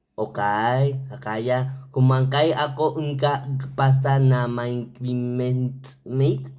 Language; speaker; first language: Filipino; non-native, learner; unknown